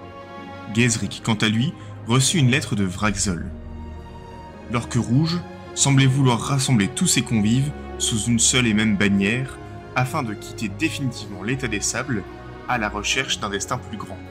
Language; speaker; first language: French; native; French